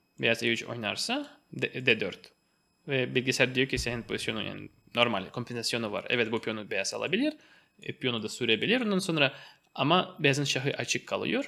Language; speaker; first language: Turkish; non-native, fluent; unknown